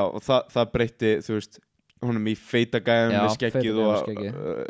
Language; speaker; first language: Icelandic; native; Icelandic